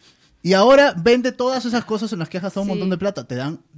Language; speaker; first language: Spanish; native; Spanish